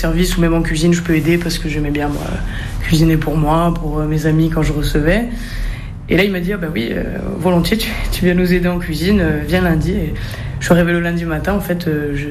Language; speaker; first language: French; native; French